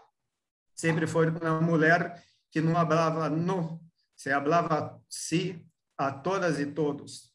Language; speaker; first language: Portuguese; non-native, fluent; Spanish